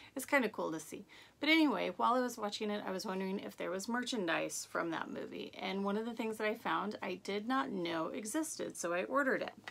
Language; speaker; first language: English; native; English